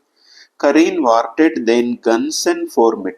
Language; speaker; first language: German; non-native, fluent; Telugu